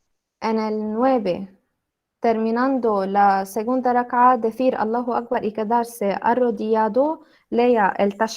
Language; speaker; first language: Spanish; non-native, learner; Arabic